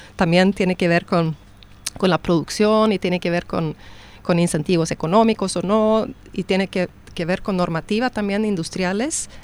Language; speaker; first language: Spanish; non-native, fluent; Swedish